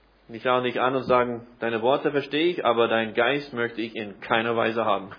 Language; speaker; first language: German; non-native, fluent; English